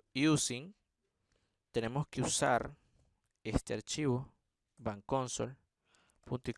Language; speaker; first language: Spanish; native; Spanish